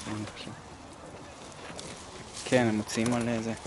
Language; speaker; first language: Hebrew; native; Hebrew